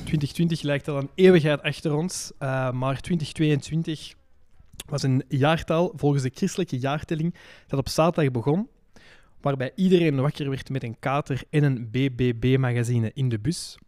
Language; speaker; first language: Dutch; native; Dutch